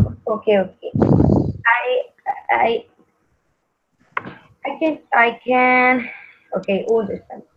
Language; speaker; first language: English; non-native, learner; Spanish